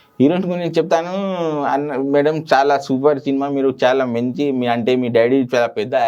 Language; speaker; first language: Telugu; non-native, local second language; Urdu